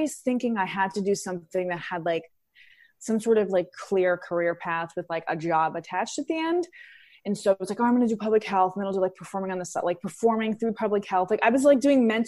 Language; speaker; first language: English; native; English